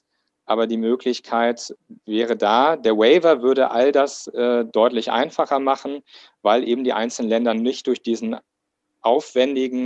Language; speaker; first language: German; native; German